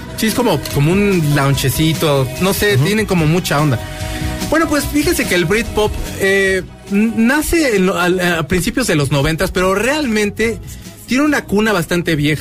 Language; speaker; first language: Spanish; native; Spanish